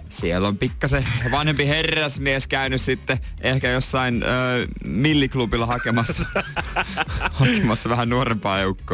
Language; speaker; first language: Finnish; native; Finnish